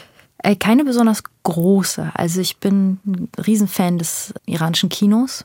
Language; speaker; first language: German; early bilingual, other home language; Persian